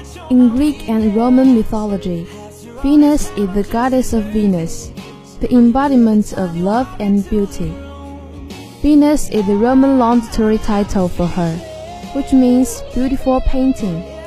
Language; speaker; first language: English; non-native, fluent; Chinese